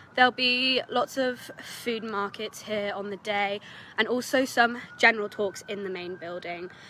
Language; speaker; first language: English; native; English